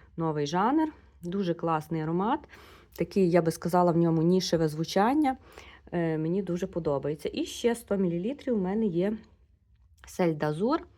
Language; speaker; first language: Ukrainian; non-native, local second language; Russian